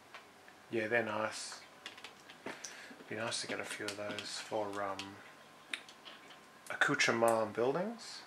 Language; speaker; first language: English; native; English